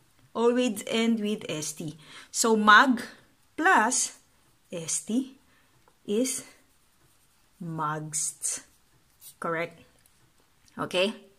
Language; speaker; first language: English; non-native, local second language; Filipino